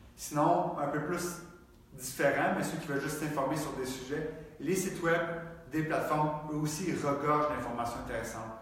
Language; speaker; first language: French; native; French